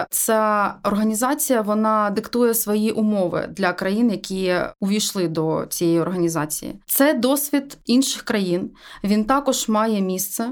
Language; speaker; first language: Ukrainian; native; Ukrainian